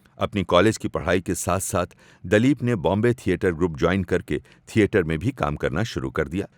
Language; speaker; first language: Hindi; native; Hindi